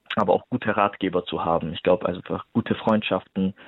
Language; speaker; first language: German; native; German